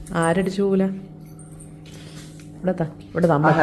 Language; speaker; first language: Malayalam; native; Malayalam